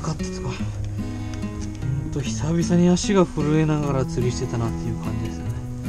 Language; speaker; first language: Japanese; native; Japanese